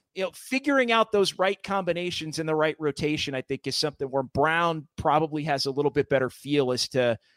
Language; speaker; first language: English; native; English